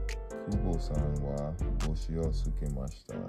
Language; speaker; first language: Japanese; non-native, learner; English